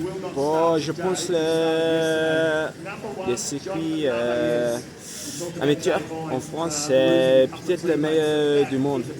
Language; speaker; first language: French; non-native, learner; English